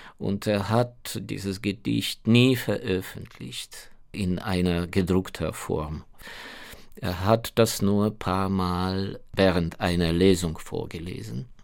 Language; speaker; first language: German; non-native, fluent; Ukrainian